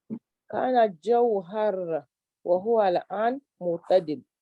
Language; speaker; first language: Arabic; non-native, learner; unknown